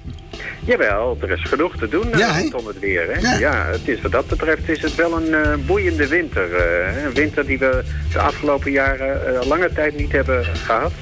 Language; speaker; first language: Dutch; native; Dutch